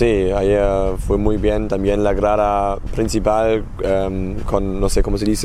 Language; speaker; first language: Spanish; non-native, fluent; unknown